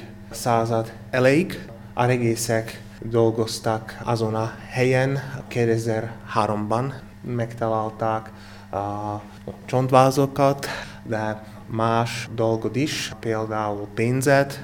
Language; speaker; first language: Hungarian; non-native, learner; Slovak